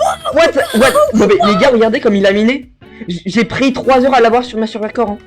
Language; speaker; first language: French; native; French